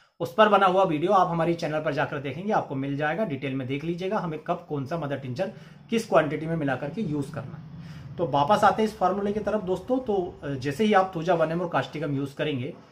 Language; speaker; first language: Hindi; native; Hindi